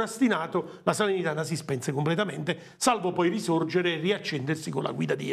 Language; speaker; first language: Italian; native; Italian